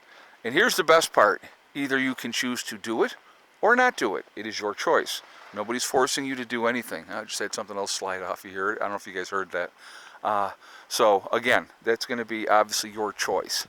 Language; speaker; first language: English; native; English